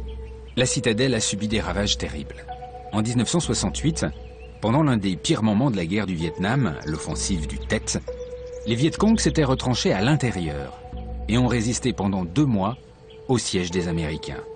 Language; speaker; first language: French; native; French